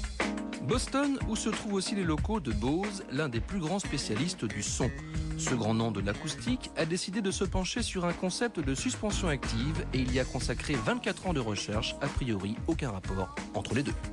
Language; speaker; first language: French; native; French